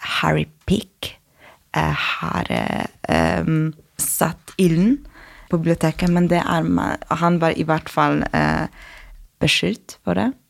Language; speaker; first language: Norwegian; non-native, fluent; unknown